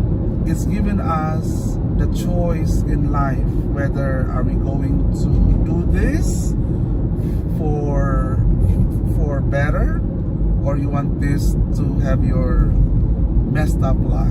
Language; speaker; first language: English; non-native, local second language; Filipino